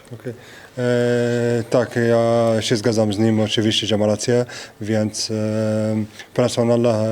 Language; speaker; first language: Polish; non-native, fluent; French